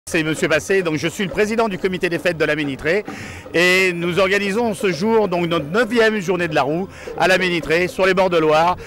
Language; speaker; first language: French; native; French